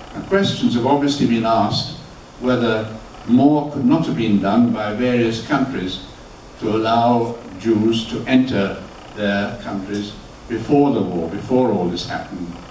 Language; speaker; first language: English; early bilingual, other home language; German